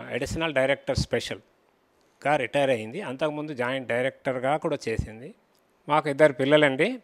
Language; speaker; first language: Telugu; native; Telugu